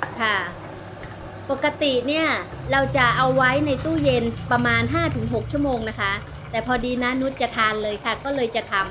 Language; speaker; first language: Thai; native; Thai